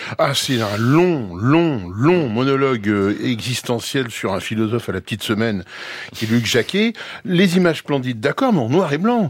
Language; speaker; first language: French; native; French